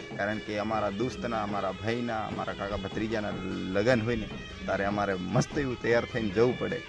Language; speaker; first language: Gujarati; non-native, local second language; Rathawi